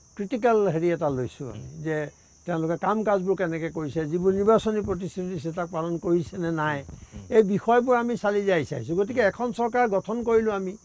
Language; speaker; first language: Assamese; native; Assamese